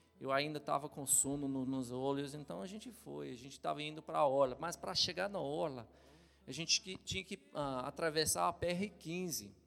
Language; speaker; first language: Portuguese; non-native, fluent; English